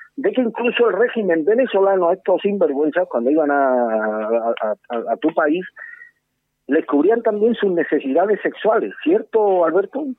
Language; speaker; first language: Spanish; native; Spanish